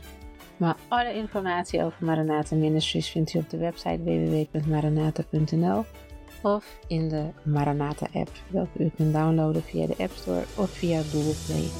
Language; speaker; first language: Dutch; native; Dutch